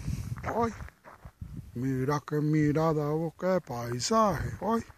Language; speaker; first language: Spanish; native; Spanish